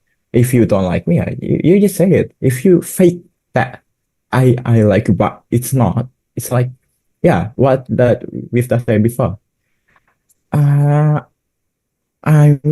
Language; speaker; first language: English; non-native, learner; Indonesian